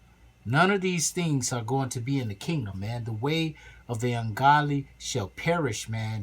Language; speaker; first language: English; native; English